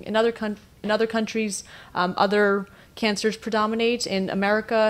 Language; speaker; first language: English; native; English